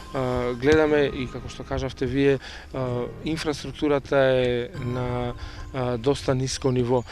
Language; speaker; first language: Macedonian; native; Macedonian